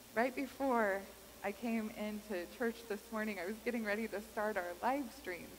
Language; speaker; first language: English; native; English